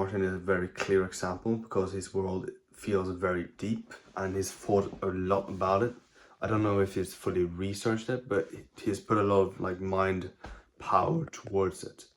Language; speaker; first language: English; non-native, fluent; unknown